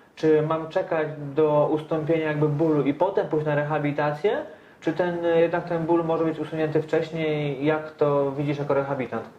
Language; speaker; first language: Polish; native; Polish